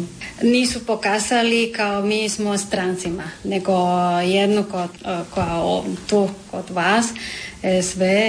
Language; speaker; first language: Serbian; non-native, learner; Spanish